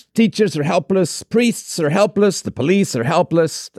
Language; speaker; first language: English; native; English